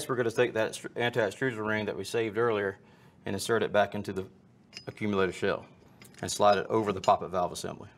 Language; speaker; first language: English; native; English